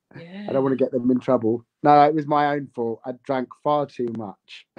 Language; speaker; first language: English; native; English